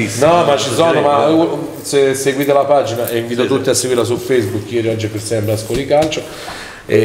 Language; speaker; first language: Italian; native; Italian